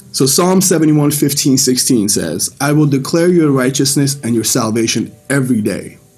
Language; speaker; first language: English; early bilingual, other home language; Persian